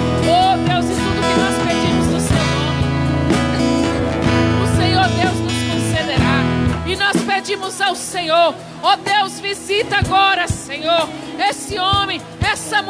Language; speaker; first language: Portuguese; native; Portuguese